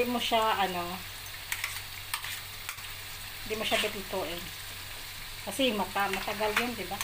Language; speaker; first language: Filipino; non-native, local second language; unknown